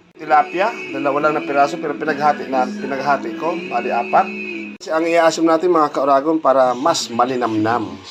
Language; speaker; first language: Filipino; non-native, local second language; Bikol